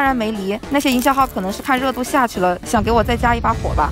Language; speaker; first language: Chinese; native; Chinese